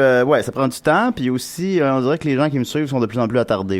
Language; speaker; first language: French; native; French